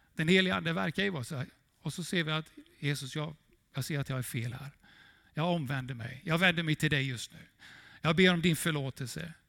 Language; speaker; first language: Swedish; native; Swedish